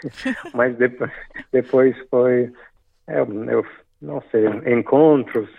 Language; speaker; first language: Portuguese; non-native, fluent; French